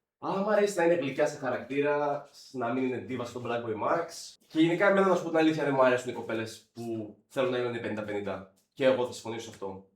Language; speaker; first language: Greek; native; Greek